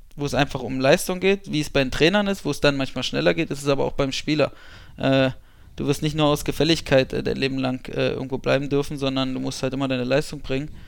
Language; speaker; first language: German; native; German